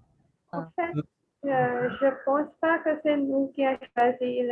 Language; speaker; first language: French; non-native, learner; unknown